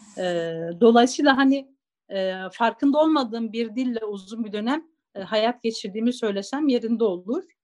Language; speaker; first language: Turkish; non-native, local second language; Zaza